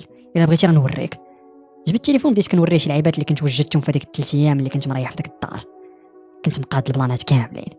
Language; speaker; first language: Arabic; native; Arabic